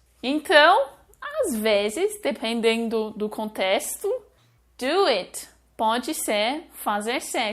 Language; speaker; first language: Portuguese; non-native, fluent; English